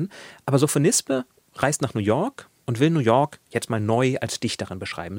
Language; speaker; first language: German; native; German